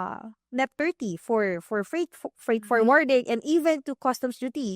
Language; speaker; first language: English; non-native, local second language; Filipino